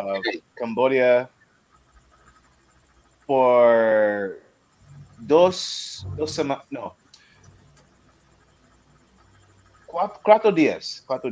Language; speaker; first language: Spanish; non-native, learner; English